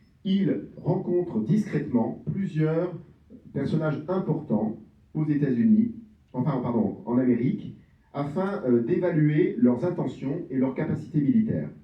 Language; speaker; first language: French; native; French